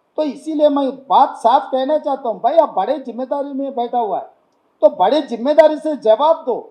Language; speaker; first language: Hindi; non-native, local second language; Telugu